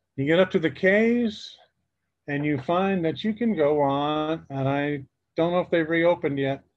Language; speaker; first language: English; native; English